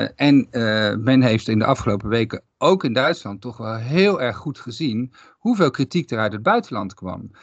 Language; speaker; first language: Dutch; native; Dutch